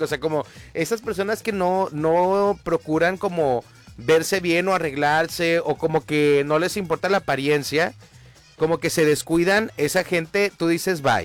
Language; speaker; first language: Spanish; native; Spanish